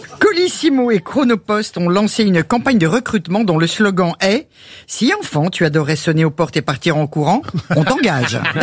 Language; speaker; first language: French; native; French